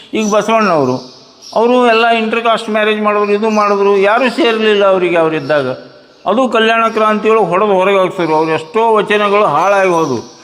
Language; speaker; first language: Kannada; native; Kannada